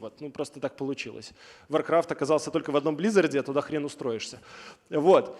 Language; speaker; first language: Russian; native; Russian